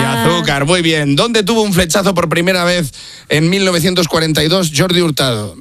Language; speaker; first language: Spanish; native; Spanish